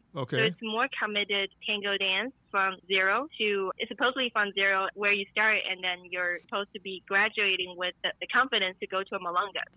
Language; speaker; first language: English; non-native, fluent; Chinese